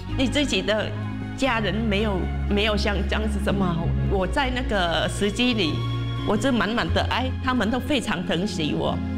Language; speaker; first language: Chinese; non-native, fluent; Vietnamese